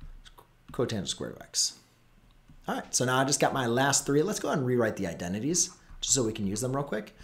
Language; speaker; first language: English; native; English